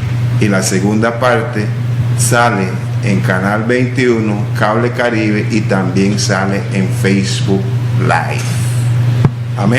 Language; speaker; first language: Spanish; non-native, local second language; English